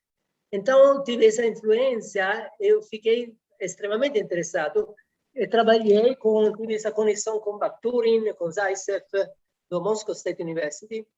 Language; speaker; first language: Portuguese; non-native, fluent; Italian